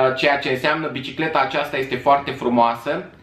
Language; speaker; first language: Romanian; native; Romanian